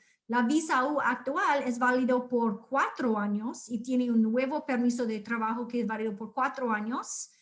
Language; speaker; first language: Spanish; non-native, fluent; English